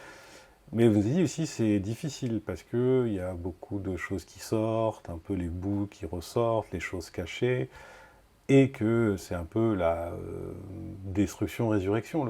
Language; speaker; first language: French; native; French